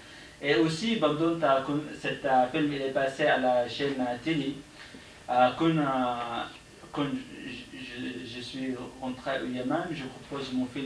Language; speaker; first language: French; non-native, learner; Arabic